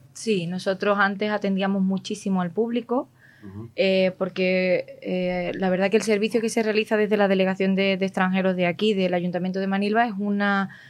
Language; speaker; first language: Spanish; native; Spanish